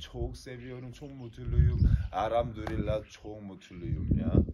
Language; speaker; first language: Turkish; non-native, learner; Korean